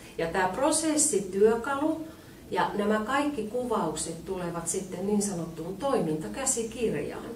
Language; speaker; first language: Finnish; native; Finnish